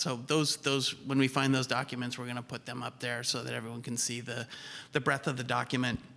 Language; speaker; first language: English; native; English